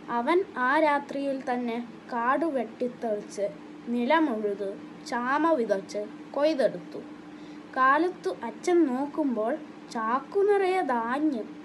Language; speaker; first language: Malayalam; non-native, learner; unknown